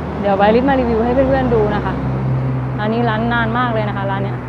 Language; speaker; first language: Thai; native; Thai